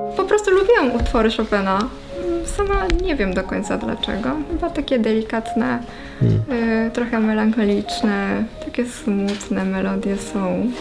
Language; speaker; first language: Polish; non-native, fluent; Japanese